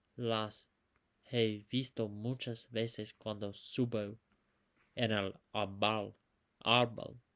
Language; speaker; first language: Spanish; non-native, learner; English